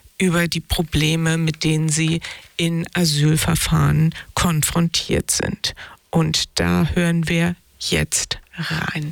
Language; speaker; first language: German; native; German